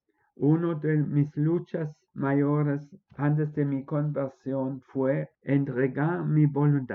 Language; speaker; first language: Spanish; non-native, fluent; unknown